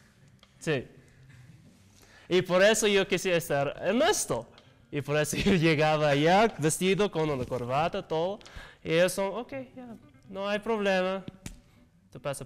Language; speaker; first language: Spanish; non-native, learner; English